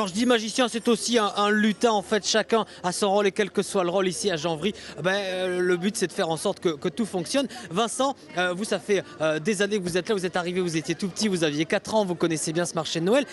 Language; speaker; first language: French; native; French